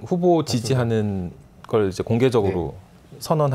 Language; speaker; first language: Korean; native; Korean